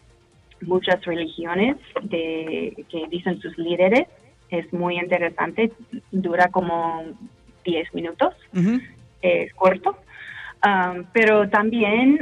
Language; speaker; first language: Spanish; non-native, fluent; English